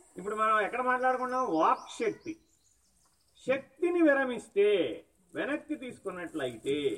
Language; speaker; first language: Telugu; native; Telugu